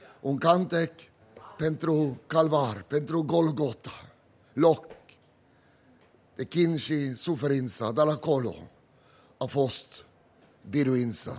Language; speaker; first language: Romanian; non-native, learner; Norwegian